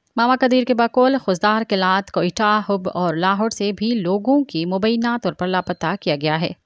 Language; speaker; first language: Urdu; non-native, local second language; Sindhi